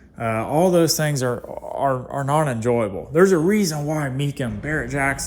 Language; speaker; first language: English; native; English